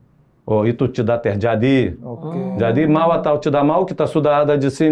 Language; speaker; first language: Indonesian; non-native, fluent; Portuguese